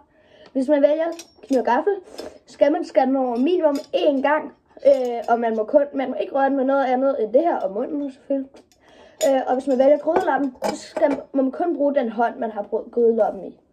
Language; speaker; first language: Danish; native; Danish